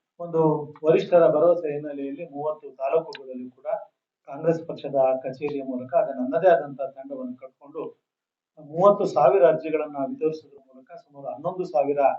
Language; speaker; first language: Kannada; native; Kannada